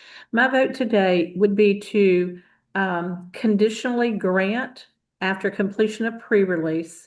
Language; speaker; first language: English; native; English